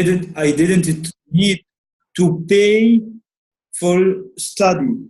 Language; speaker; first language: English; non-native, learner; Arabic